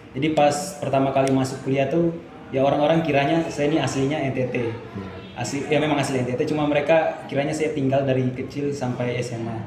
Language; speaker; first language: Indonesian; early bilingual, heritage; Indonesian